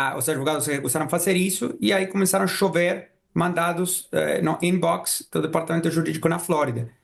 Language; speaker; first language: Portuguese; non-native, fluent; Spanish